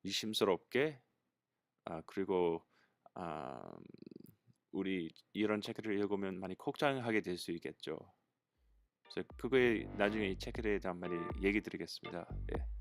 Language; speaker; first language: Korean; non-native, fluent; English